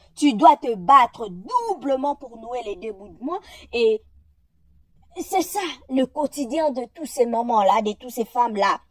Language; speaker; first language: French; non-native, local second language; Lingala